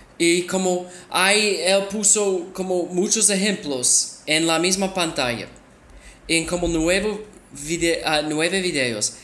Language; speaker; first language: Spanish; non-native, fluent; English